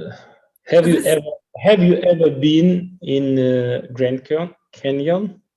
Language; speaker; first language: English; non-native, learner; Russian